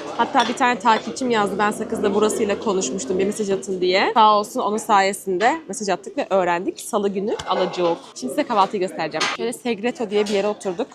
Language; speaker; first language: Turkish; native; Turkish